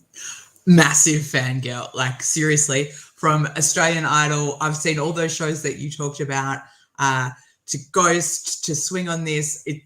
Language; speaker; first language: English; native; English